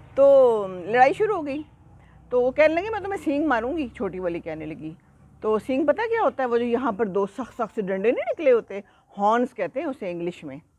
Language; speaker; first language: Urdu; native; Urdu